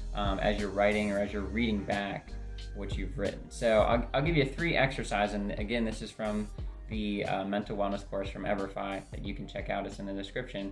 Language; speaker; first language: English; native; English